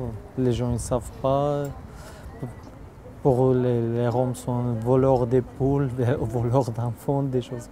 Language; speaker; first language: French; non-native, fluent; Bulgarian